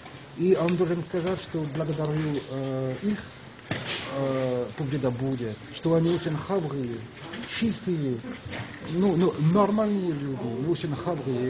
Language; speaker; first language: Russian; non-native, learner; French